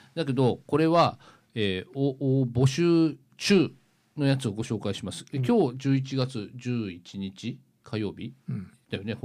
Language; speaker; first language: Japanese; native; Japanese